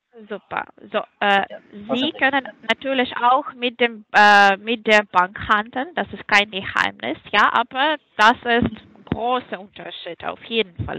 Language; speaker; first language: German; non-native, fluent; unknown